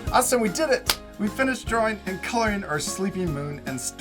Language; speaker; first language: English; native; English